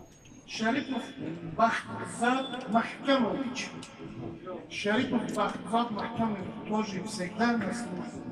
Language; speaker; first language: Russian; non-native, learner; Tajik